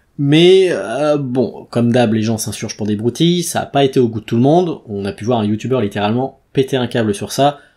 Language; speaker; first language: French; native; French